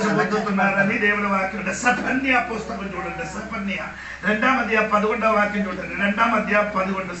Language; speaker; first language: Telugu; non-native, fluent; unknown